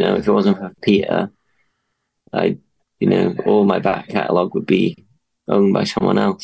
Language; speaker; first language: English; native; English